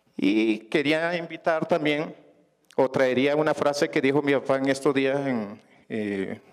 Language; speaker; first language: Spanish; non-native, local second language; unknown